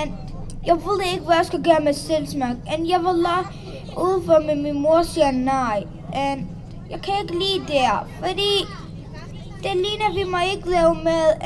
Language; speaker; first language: Danish; early bilingual, other home language; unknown